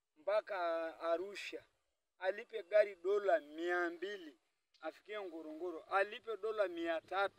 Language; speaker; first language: Swahili; non-native, local second language; Masai